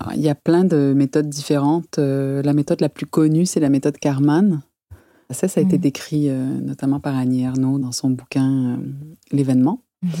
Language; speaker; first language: French; native; French